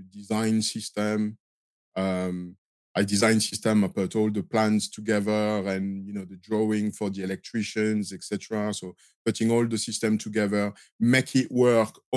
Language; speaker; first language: English; non-native, fluent; French